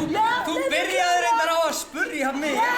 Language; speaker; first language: Icelandic; non-native, fluent; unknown